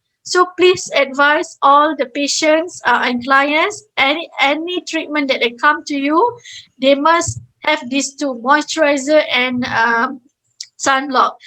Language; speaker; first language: English; non-native, fluent; Malay